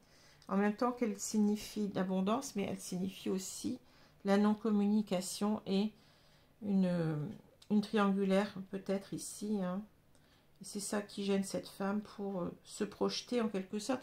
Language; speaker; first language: French; native; French